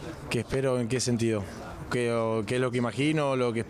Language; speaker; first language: Spanish; native; Spanish